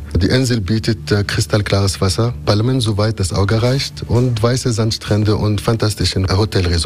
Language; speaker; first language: German; non-native, fluent; Arabic